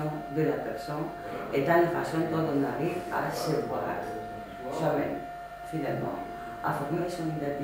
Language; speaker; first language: French; non-native, fluent; Greek